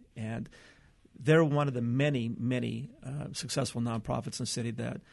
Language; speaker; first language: English; early bilingual, other home language; Portuguese